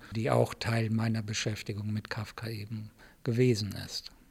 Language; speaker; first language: German; native; German